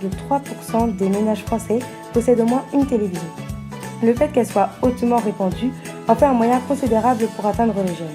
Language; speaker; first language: French; native; French